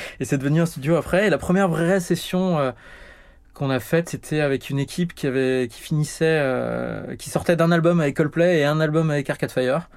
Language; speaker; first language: French; native; French